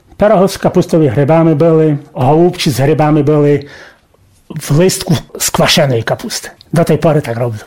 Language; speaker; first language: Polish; non-native, local second language; Rusyn